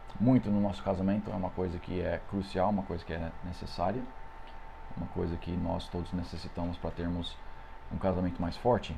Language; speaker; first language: Portuguese; non-native, fluent; English